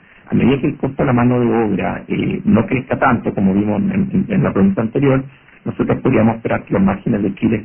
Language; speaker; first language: Spanish; native; Spanish